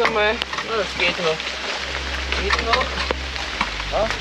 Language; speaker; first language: German; native; German